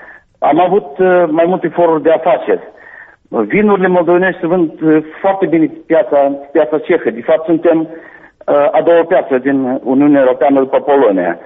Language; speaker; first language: Romanian; native; Romanian